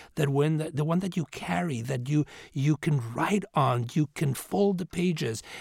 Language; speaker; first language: English; non-native, fluent; Spanish